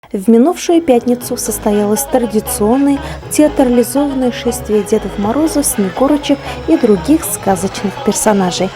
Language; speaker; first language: Russian; native; Russian